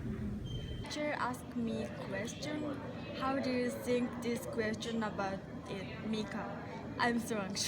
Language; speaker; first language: English; non-native, learner; Japanese